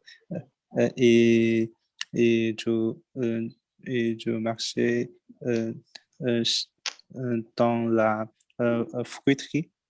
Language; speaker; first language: French; non-native, learner; Chinese